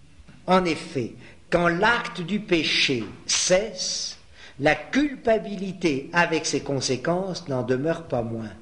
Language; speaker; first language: French; native; French